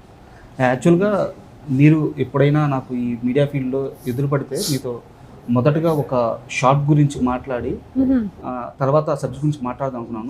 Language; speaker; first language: Telugu; native; Telugu